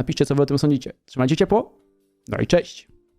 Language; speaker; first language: Polish; native; Polish